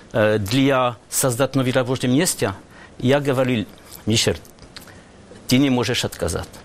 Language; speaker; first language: Russian; non-native, learner; French